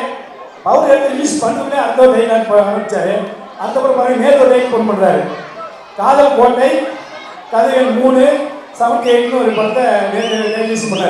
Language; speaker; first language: Tamil; native; Tamil